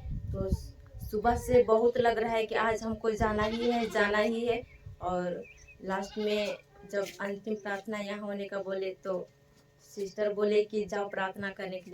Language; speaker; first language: Hindi; non-native, local second language; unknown